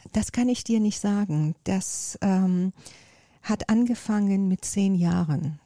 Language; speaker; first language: German; non-native, fluent; Persian